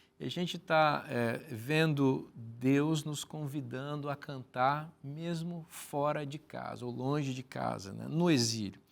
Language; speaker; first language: Portuguese; native; Portuguese